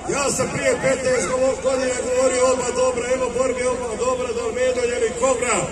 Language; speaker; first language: Bosnian; native; Bosnian